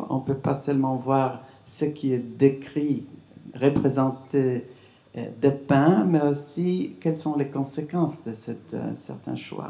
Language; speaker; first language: French; non-native, fluent; English